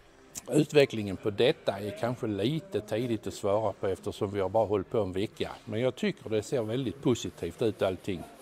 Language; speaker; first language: Swedish; native; Swedish